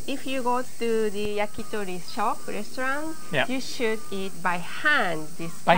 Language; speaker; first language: English; non-native, learner; Japanese